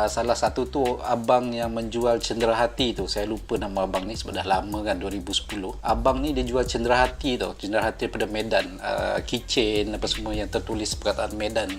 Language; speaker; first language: Malay; native; Malay